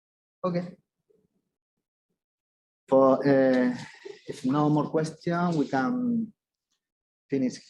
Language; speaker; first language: English; non-native, fluent; Spanish